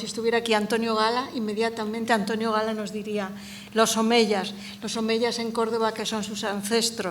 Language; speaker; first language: Spanish; native; Spanish